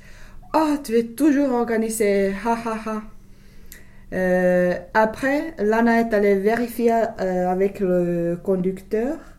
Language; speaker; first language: French; non-native, fluent; English